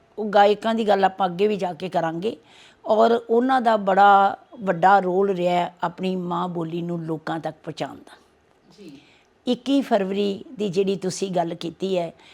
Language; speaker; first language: Punjabi; native; Punjabi